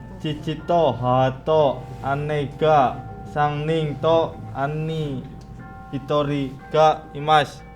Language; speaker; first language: Japanese; non-native, learner; Indonesian